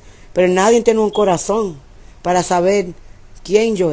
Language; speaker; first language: Spanish; early bilingual, heritage; English